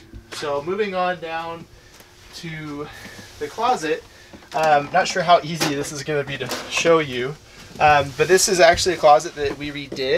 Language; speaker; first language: English; native; English